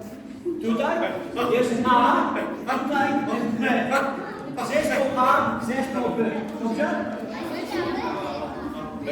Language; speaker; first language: Polish; non-native, learner; English